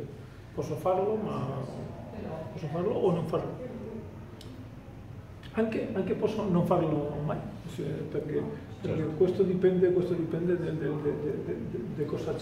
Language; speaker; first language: Italian; non-native, fluent; Spanish